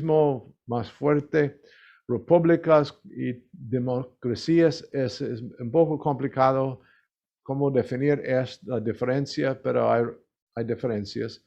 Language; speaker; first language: Spanish; non-native, learner; English